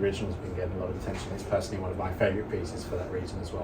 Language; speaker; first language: English; native; English